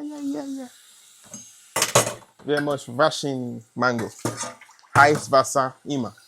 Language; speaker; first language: German; non-native, learner; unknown